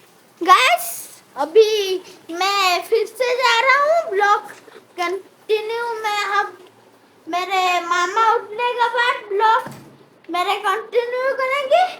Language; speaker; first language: Hindi; non-native, local second language; Odia